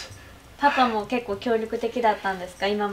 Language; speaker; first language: Japanese; native; Japanese